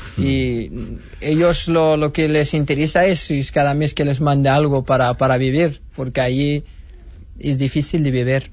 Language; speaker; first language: Spanish; non-native, fluent; Berber languages